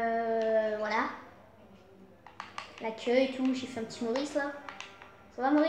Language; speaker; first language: French; native; French